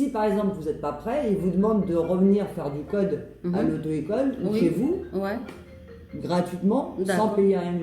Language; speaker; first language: French; native; French